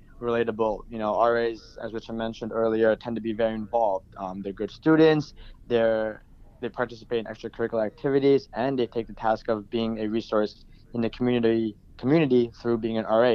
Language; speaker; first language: English; native; English